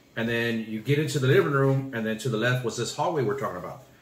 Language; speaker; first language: English; native; English